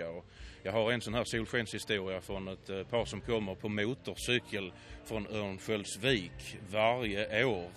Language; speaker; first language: Swedish; native; Swedish